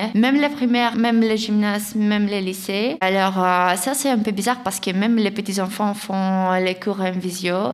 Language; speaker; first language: French; non-native, fluent; Greek